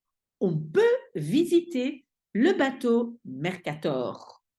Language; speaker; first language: French; non-native, fluent; Dutch